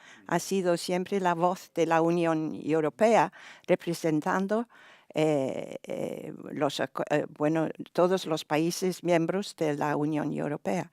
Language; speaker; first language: Spanish; non-native, fluent; English